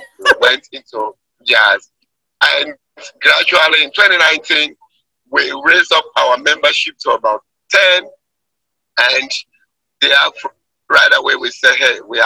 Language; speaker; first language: English; non-native, local second language; Krio